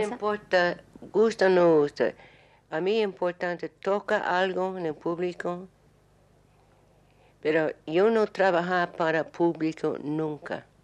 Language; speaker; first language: Spanish; non-native, learner; English